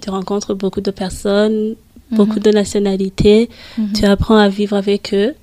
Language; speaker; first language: French; non-native, local second language; Rundi